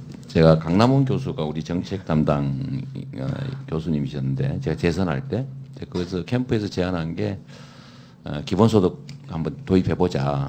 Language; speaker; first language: Korean; native; Korean